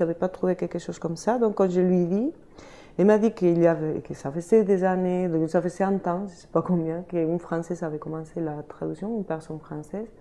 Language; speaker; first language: French; non-native, fluent; Spanish